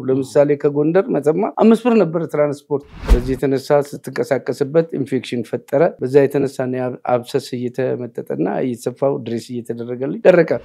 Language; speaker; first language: Amharic; native; Amharic